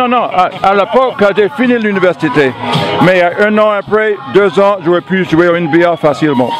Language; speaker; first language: French; non-native, fluent; English